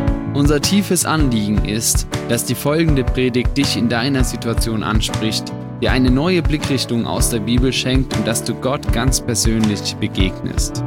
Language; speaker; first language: German; native; German